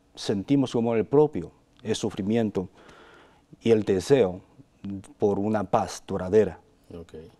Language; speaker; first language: Spanish; non-native, fluent; Chinese